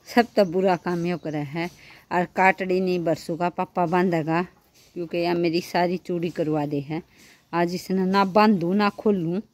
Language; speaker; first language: Hindi; native; Hindi